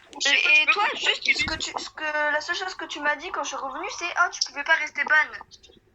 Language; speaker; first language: French; native; French